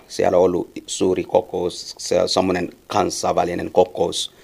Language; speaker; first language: Finnish; non-native, learner; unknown